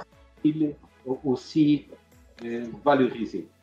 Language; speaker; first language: French; non-native, fluent; Portuguese